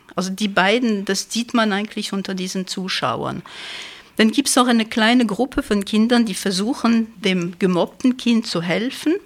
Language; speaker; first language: German; non-native, fluent; French